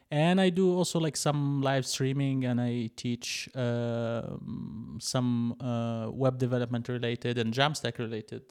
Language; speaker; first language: English; non-native, fluent; Arabic